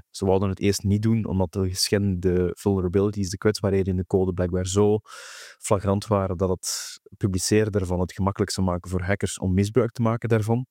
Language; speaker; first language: Dutch; native; Dutch